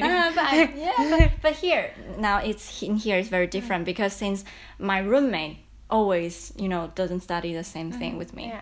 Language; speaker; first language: English; non-native, fluent; Chinese